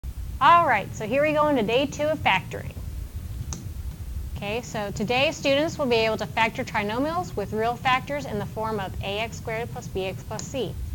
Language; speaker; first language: English; native; English